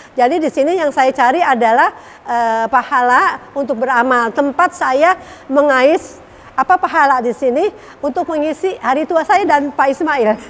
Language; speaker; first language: Indonesian; native; Indonesian